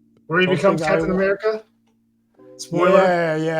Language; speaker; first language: English; native; English